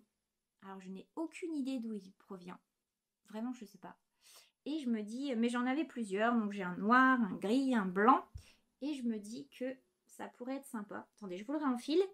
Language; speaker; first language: French; native; French